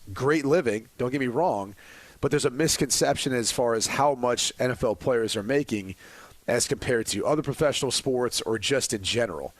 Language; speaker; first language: English; native; English